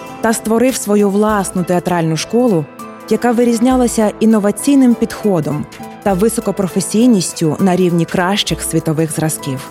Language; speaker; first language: Ukrainian; native; Ukrainian